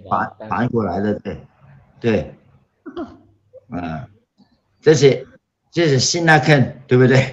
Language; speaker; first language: Chinese; non-native, local second language; Cantonese